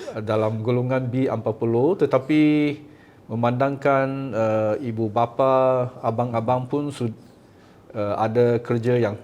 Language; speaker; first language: Malay; non-native, local second language; Cantonese